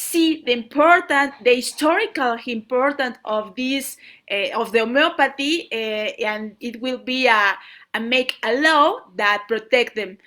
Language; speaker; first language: English; non-native, learner; Spanish